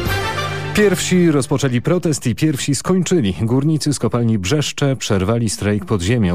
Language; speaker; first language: Polish; native; Polish